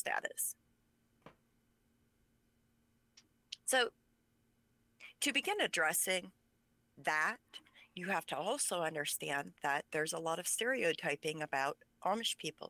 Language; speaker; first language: English; early bilingual, other home language; Pennsylvania German